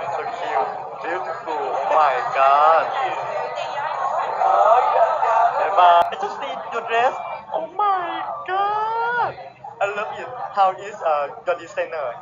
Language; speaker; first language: English; non-native, learner; Thai